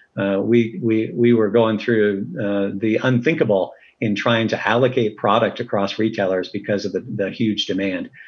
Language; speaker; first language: English; native; English